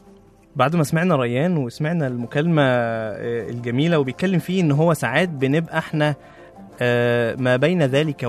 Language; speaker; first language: Arabic; native; Arabic